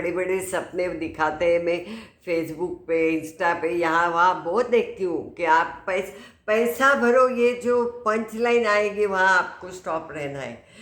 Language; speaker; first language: Hindi; non-native, local second language; Marathi